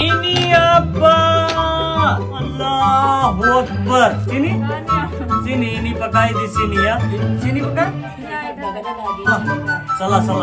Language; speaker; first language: Indonesian; non-native, learner; Hindi